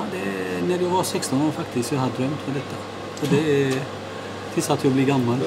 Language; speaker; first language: Swedish; non-native, fluent; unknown